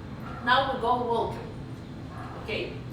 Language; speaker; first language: English; non-native, learner; Russian